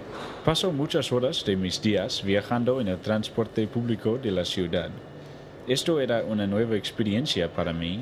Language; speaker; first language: Spanish; non-native, learner; English